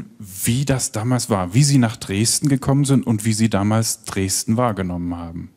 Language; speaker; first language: German; native; German